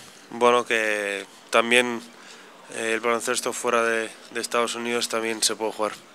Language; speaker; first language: Spanish; non-native, fluent; Slovenian